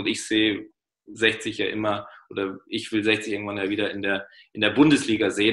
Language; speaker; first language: German; native; German